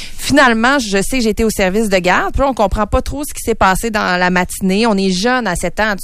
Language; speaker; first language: French; native; French